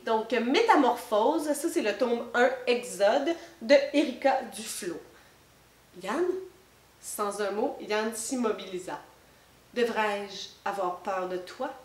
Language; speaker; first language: French; native; French